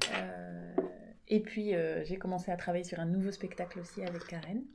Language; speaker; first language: French; native; French